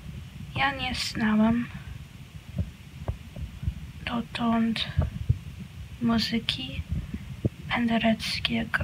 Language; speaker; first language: Polish; non-native, learner; English